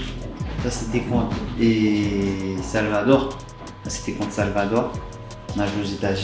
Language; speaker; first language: French; non-native, local second language; Haitian Creole